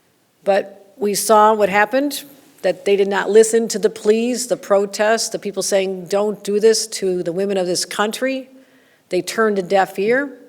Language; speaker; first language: English; native; English